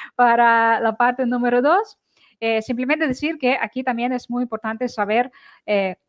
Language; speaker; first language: Spanish; non-native, fluent; Ukrainian